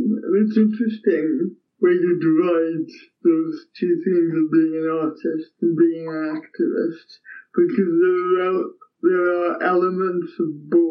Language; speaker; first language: English; native; English